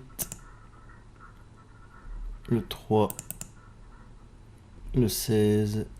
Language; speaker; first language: French; native; French